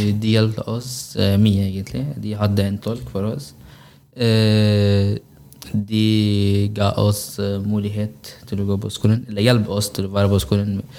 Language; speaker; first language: Norwegian; non-native, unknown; Arabic